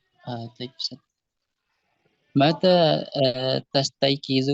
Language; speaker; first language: Arabic; non-native, learner; Indonesian